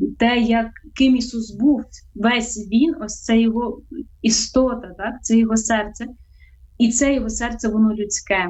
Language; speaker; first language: Ukrainian; native; Ukrainian